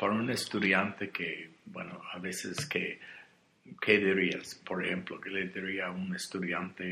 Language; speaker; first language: Spanish; non-native, learner; English